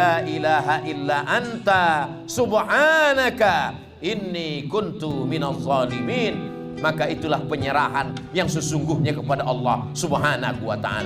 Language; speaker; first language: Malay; native; Malay